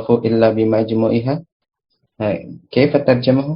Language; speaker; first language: Arabic; non-native, learner; Malay